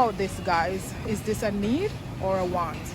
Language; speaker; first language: English; native; English